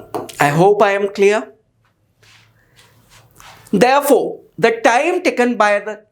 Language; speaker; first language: English; non-native, local second language; Hindi